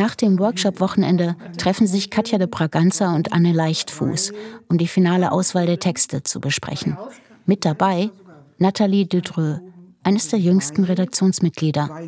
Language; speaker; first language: German; native; German